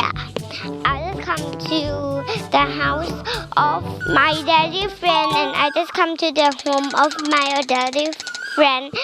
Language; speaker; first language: English; non-native, learner; Thai